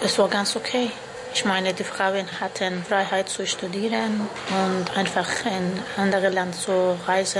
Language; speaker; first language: German; non-native, fluent; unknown